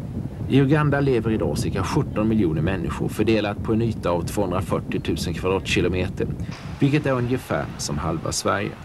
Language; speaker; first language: Swedish; native; Swedish